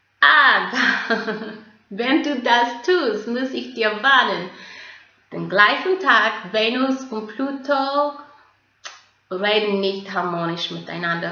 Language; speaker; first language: German; non-native, fluent; English